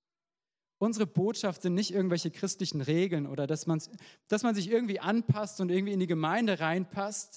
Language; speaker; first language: German; native; German